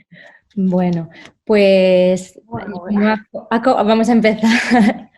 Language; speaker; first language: Spanish; native; Spanish